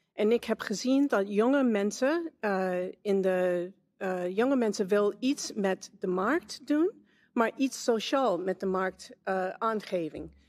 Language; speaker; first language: Dutch; non-native, learner; English